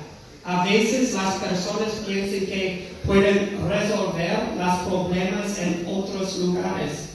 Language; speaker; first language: Spanish; non-native, fluent; English